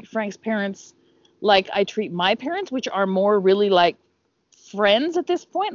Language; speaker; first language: English; native; English